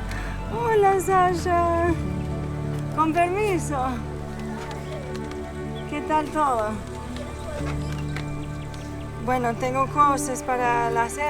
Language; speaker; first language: Spanish; non-native, learner; English